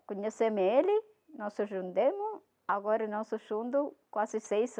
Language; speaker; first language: Portuguese; non-native, learner; Malayalam